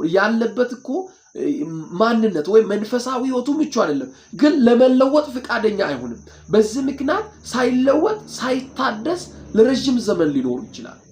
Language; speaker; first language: Amharic; non-native, local second language; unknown